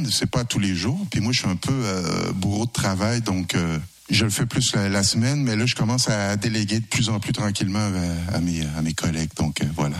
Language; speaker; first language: French; native; French